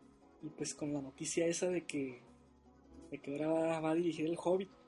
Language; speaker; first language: Spanish; native; Spanish